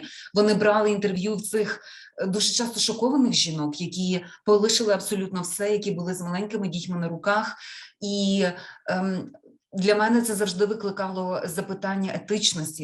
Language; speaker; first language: Ukrainian; native; Ukrainian